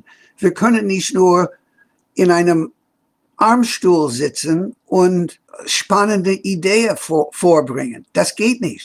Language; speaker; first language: German; non-native, fluent; English